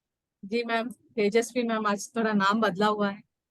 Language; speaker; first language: Hindi; native; Hindi